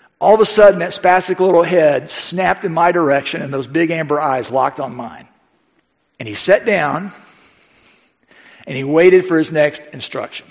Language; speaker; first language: English; native; English